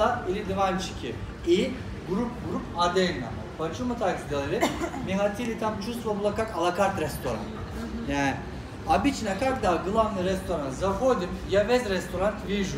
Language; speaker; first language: Russian; non-native, learner; Turkish